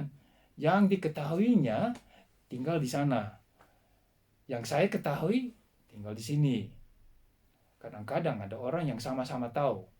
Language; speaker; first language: Indonesian; non-native, fluent; Dutch